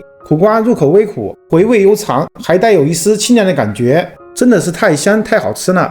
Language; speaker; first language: Chinese; native; Chinese